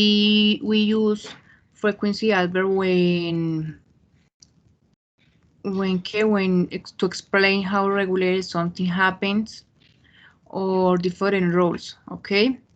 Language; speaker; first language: English; non-native, fluent; Spanish